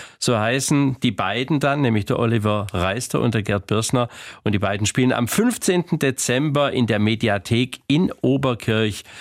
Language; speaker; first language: German; native; German